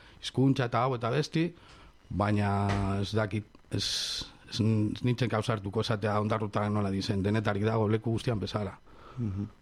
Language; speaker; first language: Basque; non-native, local second language; Spanish